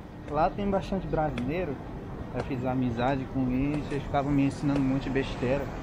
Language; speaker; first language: Portuguese; non-native, fluent; Japanese